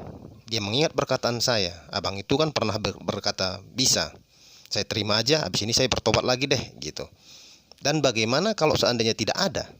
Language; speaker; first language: Indonesian; native; Indonesian